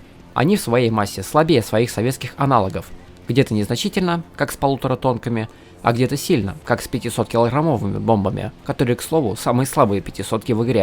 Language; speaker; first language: Russian; native; Russian